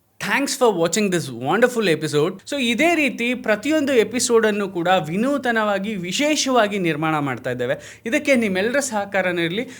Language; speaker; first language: Kannada; native; Kannada